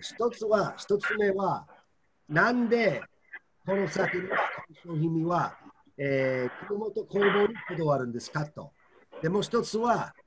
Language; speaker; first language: Japanese; non-native, fluent; English